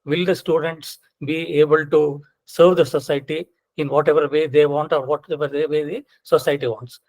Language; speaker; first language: English; non-native, local second language; Kannada